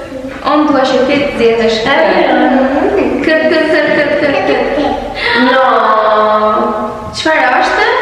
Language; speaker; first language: Albanian; early bilingual, heritage; Albanian